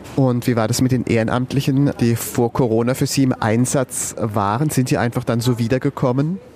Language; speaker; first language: German; native; German